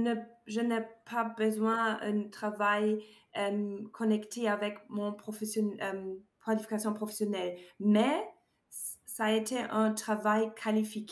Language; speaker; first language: French; non-native, learner; German